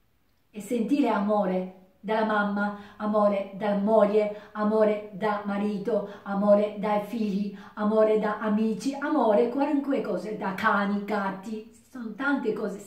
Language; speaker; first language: Italian; non-native, learner; Japanese